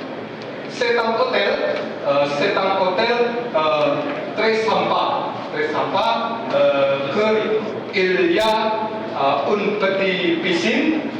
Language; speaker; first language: French; non-native, learner; Indonesian